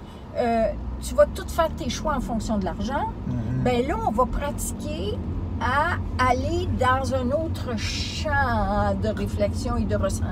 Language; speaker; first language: French; native; French